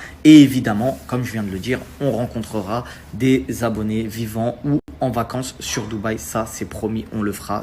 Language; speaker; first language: French; native; French